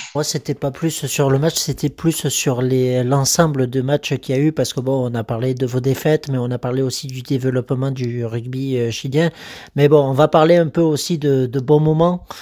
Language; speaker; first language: French; native; French